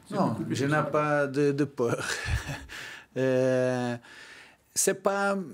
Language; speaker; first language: French; non-native, learner; Portuguese